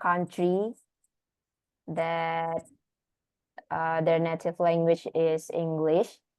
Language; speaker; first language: English; non-native, learner; Indonesian